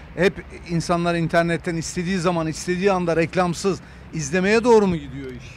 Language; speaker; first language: Turkish; native; Turkish